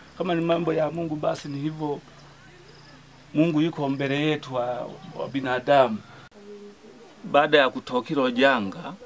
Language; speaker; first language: Swahili; non-native, local second language; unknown